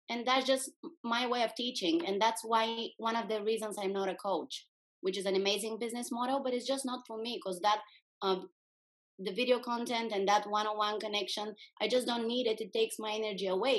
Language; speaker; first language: English; non-native, fluent; Bulgarian